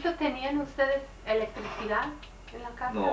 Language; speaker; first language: Spanish; non-native, learner; English